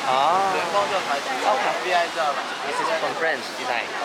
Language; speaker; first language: English; non-native, learner; Chinese